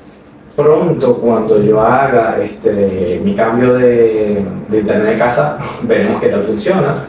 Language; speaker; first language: Spanish; native; Spanish